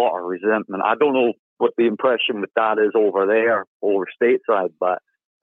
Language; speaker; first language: English; native; English